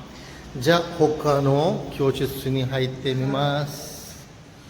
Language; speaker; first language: Japanese; non-native, fluent; Urdu